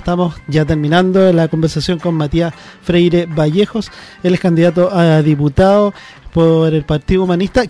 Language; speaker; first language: Spanish; native; Spanish